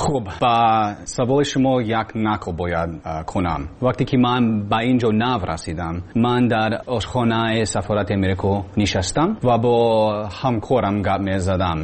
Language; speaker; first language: Persian; non-native, learner; English